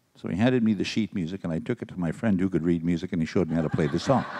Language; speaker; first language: English; native; English